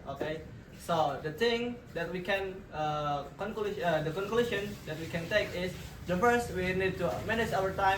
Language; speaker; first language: English; non-native, learner; Indonesian